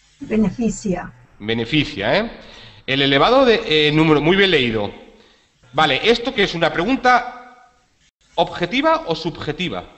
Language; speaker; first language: Spanish; native; Spanish